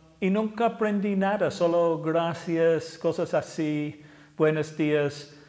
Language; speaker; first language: Spanish; non-native, fluent; English